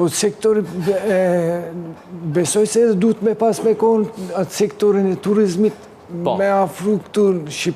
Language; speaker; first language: Albanian; early bilingual, heritage; Turkish